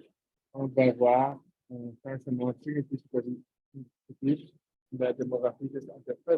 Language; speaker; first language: French; non-native, fluent; Portuguese